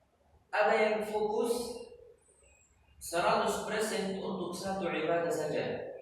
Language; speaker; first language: Indonesian; non-native, learner; Arabic